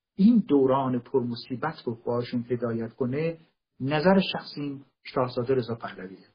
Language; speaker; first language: Persian; non-native, local second language; Kurdish